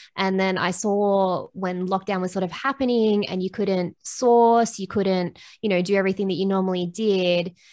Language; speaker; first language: English; native; English